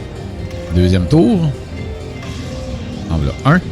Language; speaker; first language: French; native; French